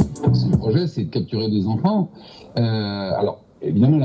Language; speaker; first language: French; native; French